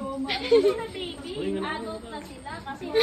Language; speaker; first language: Filipino; native; Filipino